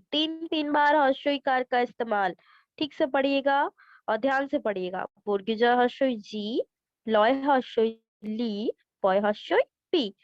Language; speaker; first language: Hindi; non-native, local second language; Bangla